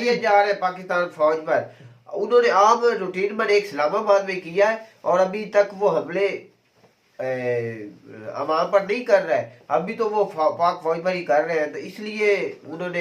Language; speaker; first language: Urdu; non-native, local second language; Kashmiri